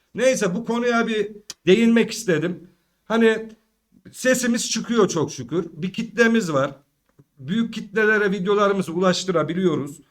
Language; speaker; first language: Turkish; early bilingual, heritage; Turkish